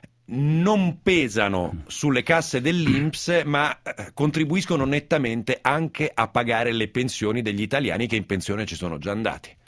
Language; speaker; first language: Italian; native; Italian